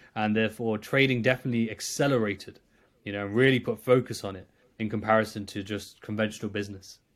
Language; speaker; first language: English; native; English